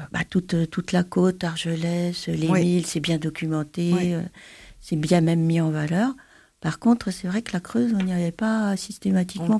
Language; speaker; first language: French; native; French